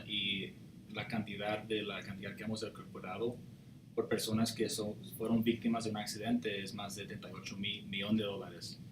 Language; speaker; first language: Spanish; early bilingual, heritage; Spanish